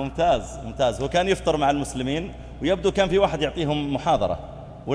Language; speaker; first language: Arabic; native; Arabic